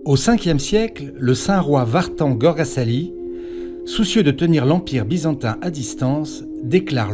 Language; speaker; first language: French; native; French